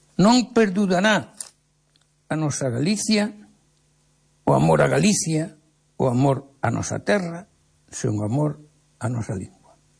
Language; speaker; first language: Galician; native; Galician